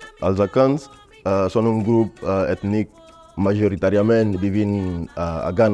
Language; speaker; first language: Catalan; non-native, learner; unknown